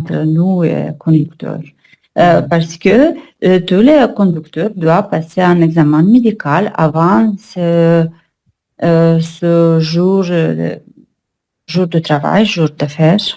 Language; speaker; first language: French; non-native, learner; Russian